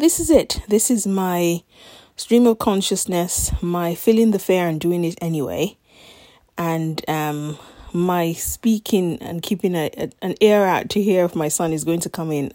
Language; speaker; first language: English; non-native, local second language; Yoruba